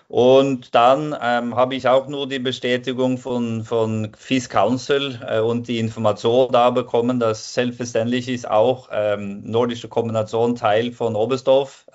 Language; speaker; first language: German; non-native, fluent; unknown